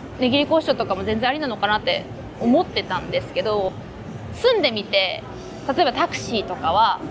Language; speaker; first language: Japanese; native; Japanese